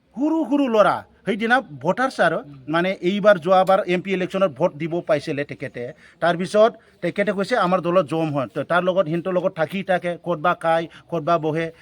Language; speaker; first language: Assamese; non-native, local second language; Bodo